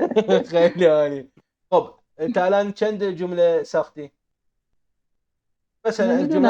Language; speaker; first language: Persian; non-native, fluent; Arabic